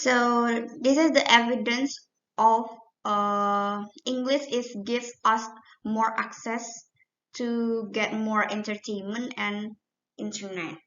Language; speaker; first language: English; non-native, learner; Indonesian